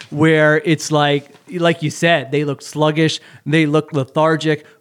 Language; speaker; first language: English; native; English